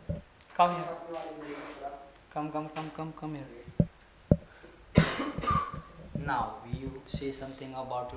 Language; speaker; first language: English; non-native, fluent; Hindi